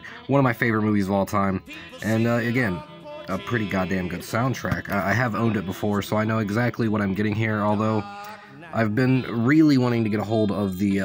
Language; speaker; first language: English; native; English